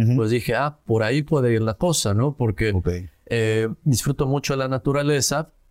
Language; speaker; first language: Spanish; native; Spanish